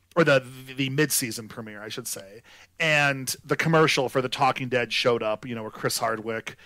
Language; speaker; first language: English; native; English